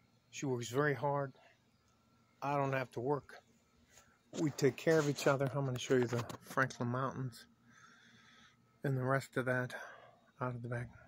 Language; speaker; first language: English; native; English